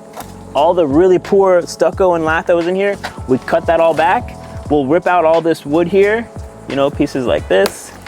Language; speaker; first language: English; native; English